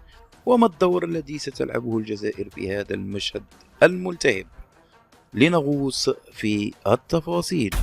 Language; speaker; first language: Arabic; native; Arabic